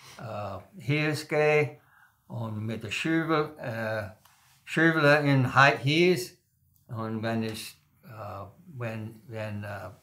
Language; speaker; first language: English; non-native, local second language; Swiss German